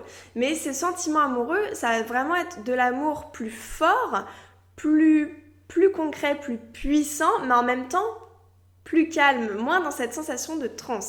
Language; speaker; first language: French; native; French